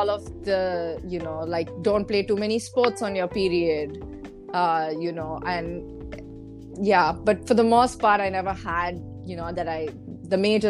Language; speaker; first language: English; non-native, local second language; Tamil